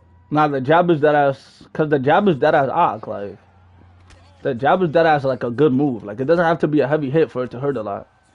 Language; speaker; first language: English; early bilingual, other home language; Spanish